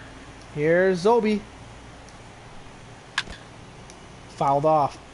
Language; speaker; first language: English; native; English